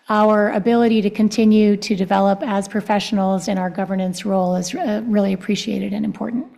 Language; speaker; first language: English; non-native, fluent; Spanish